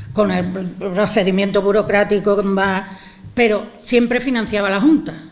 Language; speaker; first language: Spanish; native; Spanish